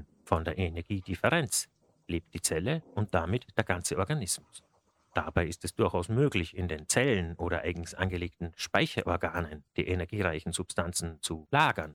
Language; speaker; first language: German; native; German